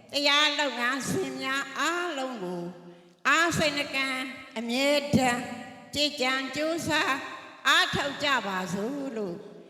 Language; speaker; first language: Burmese; native; Burmese